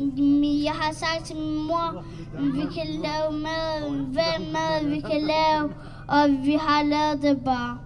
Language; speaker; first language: Danish; early bilingual, other home language; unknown